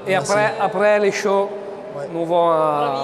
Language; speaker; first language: French; non-native, fluent; Italian